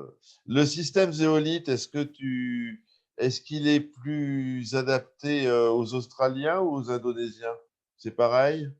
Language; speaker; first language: French; native; French